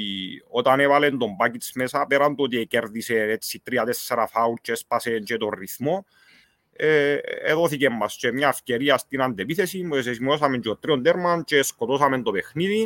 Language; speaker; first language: Greek; native; Greek